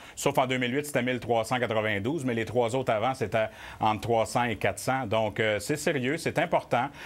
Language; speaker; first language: French; native; French